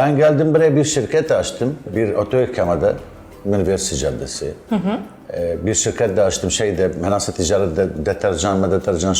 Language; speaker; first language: Turkish; non-native, learner; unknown